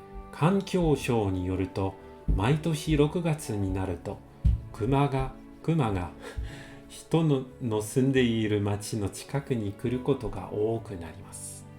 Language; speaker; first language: Japanese; non-native, fluent; French